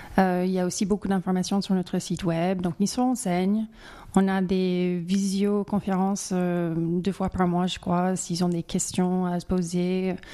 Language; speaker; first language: French; non-native, fluent; English